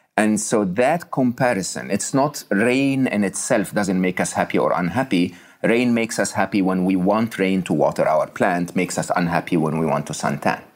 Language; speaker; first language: English; non-native, fluent; Arabic